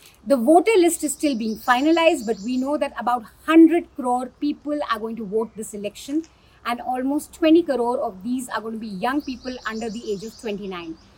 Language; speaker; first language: English; non-native, local second language; Hindi